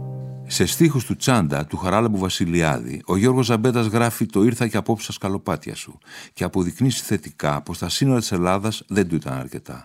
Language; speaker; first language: Greek; native; Greek